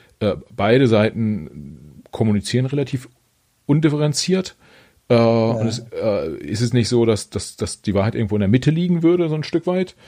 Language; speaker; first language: German; native; German